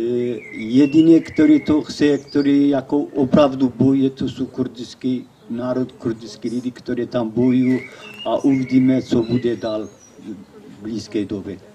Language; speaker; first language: Czech; non-native, learner; Kurdish